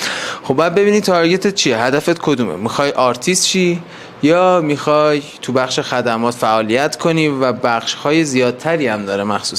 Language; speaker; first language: Persian; native; Persian